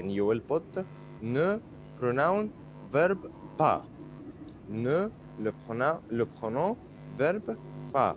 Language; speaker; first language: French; non-native, fluent; Arabic